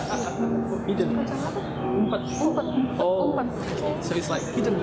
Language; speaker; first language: English; non-native, learner; Indonesian